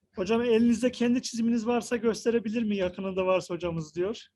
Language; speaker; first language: Turkish; native; Turkish